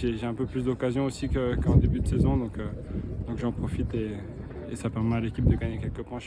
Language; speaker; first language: French; native; French